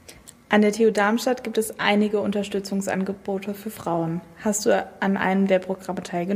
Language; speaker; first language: German; native; German